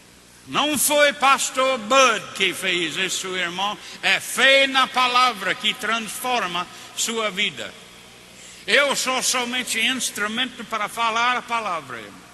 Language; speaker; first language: Portuguese; non-native, fluent; English